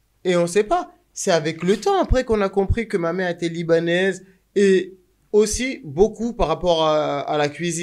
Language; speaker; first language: French; native; French